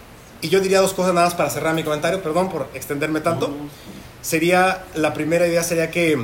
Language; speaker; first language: Spanish; native; Spanish